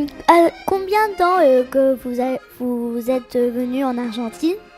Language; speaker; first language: French; non-native, learner; Spanish